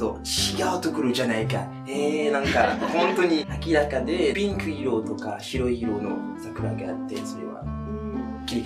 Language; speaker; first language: Japanese; non-native, fluent; French